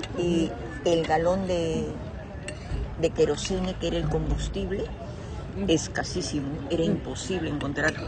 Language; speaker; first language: Spanish; native; Spanish